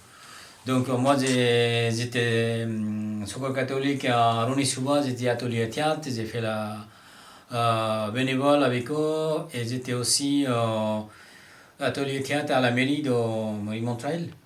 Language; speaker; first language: French; non-native, learner; Bangla